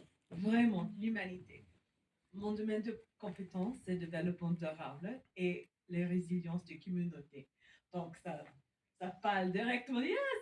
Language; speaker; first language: French; non-native, fluent; English